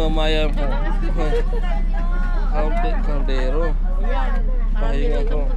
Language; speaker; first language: Filipino; non-native, fluent; Indonesian